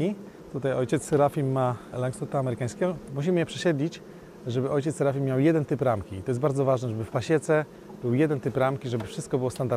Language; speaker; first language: Polish; native; Polish